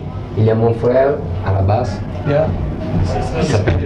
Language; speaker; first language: French; non-native, learner; Italian